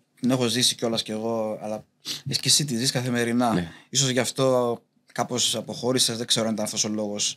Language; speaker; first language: Greek; native; Greek